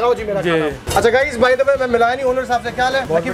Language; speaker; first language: Hindi; native; Hindi